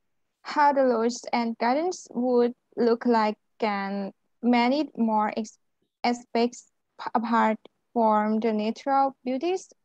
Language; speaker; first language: English; non-native, learner; Thai